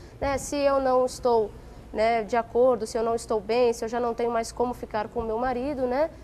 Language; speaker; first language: Portuguese; native; Portuguese